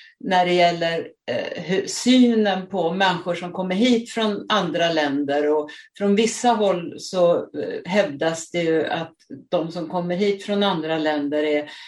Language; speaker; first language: Swedish; non-native, fluent; Arabic